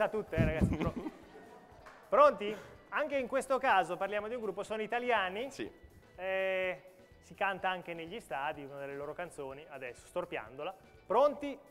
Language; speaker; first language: Italian; native; Italian